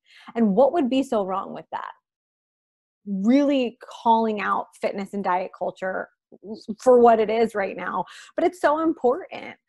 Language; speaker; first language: English; native; English